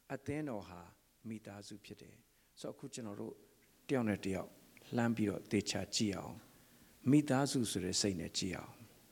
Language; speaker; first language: Burmese; native; Burmese